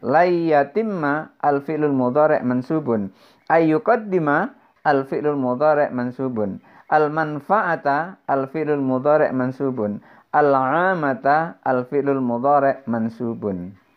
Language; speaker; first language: Arabic; non-native, fluent; Indonesian